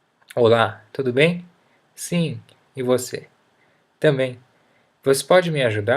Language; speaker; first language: Portuguese; non-native, fluent; English